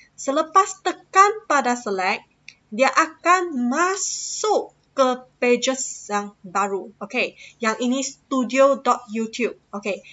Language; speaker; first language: Malay; non-native, local second language; Chinese